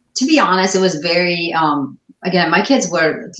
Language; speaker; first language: English; non-native, fluent; Arabic